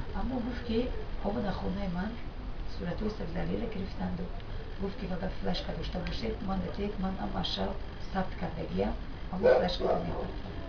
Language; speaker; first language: Tajik; non-native, local second language; Shughni